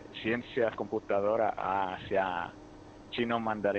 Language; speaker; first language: Spanish; early bilingual, heritage; Spanish